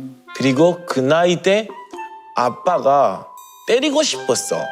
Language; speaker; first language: Korean; non-native, learner; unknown